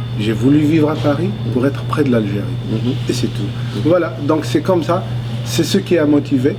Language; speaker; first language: French; non-native, local second language; Arabic